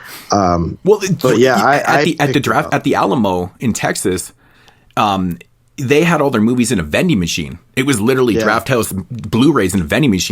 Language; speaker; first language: English; native; English